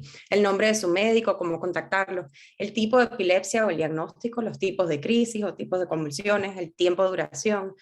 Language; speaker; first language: Spanish; native; Spanish